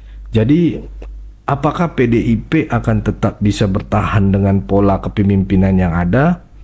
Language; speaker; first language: Indonesian; native; Indonesian